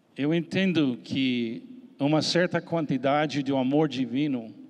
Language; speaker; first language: Portuguese; non-native, fluent; English